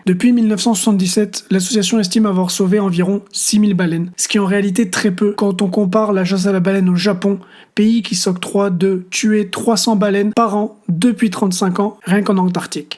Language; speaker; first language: French; native; French